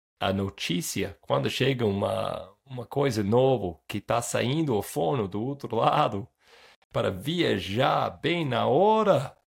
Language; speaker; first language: Portuguese; non-native, fluent; English